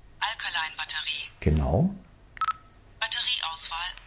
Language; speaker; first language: German; native; German